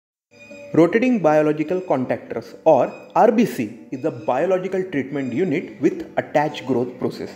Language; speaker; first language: English; non-native, local second language; Hindi